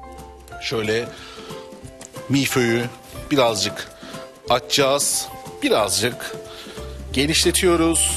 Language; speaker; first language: Turkish; native; Turkish